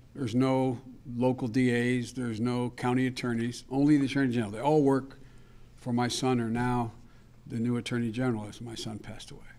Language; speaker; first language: English; native; English